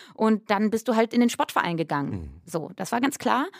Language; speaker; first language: German; native; German